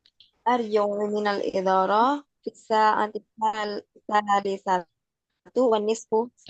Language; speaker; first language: Arabic; non-native, learner; Indonesian